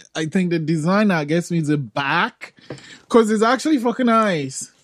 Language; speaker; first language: English; non-native, local second language; Yoruba